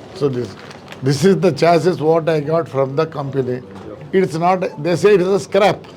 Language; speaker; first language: English; non-native, local second language; Telugu